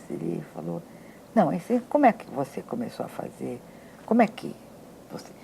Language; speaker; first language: Portuguese; native; Portuguese